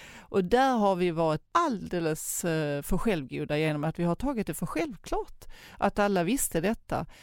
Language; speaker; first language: Swedish; native; Swedish